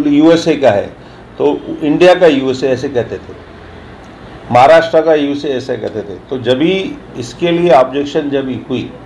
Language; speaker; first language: Hindi; non-native, local second language; Sindhi